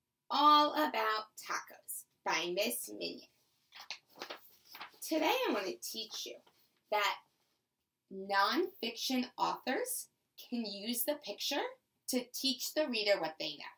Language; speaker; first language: English; native; English